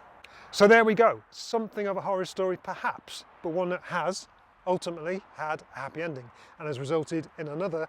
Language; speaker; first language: English; native; English